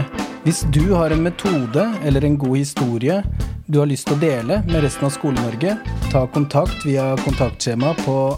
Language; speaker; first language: Norwegian; native; Norwegian